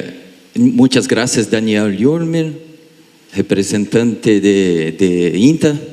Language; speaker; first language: Spanish; non-native, learner; Portuguese